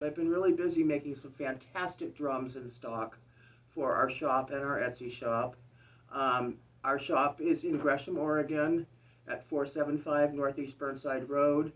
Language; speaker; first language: English; native; English